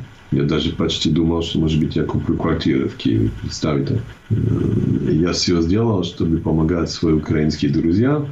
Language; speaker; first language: Russian; non-native, fluent; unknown